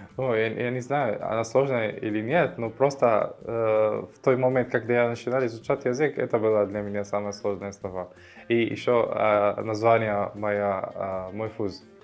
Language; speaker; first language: Russian; non-native, fluent; Arabic